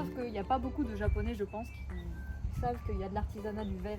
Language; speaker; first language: French; native; French